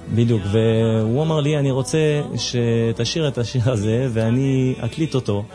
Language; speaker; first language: Hebrew; non-native, fluent; French